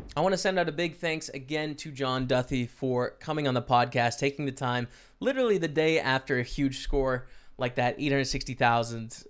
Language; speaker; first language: English; native; English